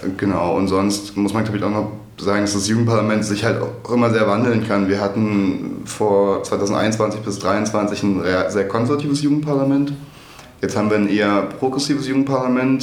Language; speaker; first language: German; native; German